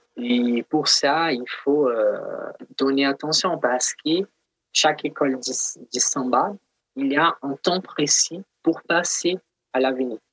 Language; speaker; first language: French; non-native, fluent; Portuguese